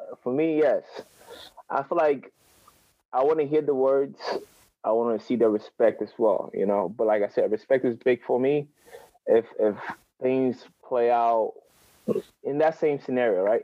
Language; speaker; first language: English; non-native, local second language; Akan